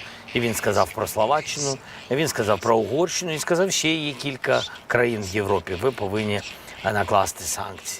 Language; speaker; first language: Ukrainian; non-native, local second language; Russian